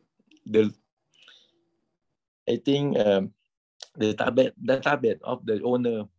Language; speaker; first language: English; non-native, learner; Thai